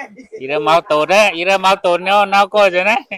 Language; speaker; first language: Portuguese; non-native, learner; Vietnamese